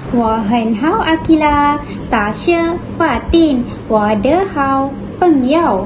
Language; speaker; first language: Chinese; non-native, learner; Malay